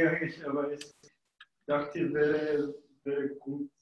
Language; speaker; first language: German; non-native, fluent; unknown